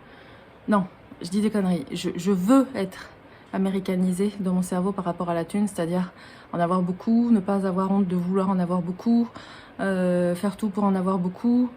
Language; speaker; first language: French; native; French